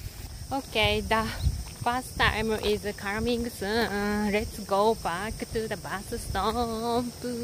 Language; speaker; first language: English; non-native, learner; Japanese